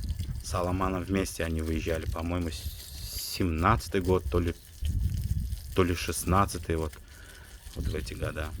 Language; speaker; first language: Russian; native; Russian